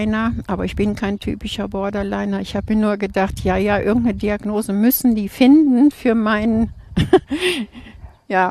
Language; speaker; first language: German; native; German